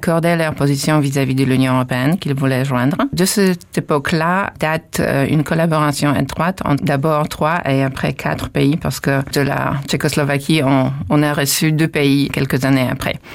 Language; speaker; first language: French; non-native, fluent; Polish